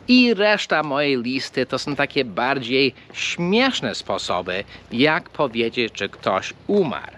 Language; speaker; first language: Polish; non-native, fluent; English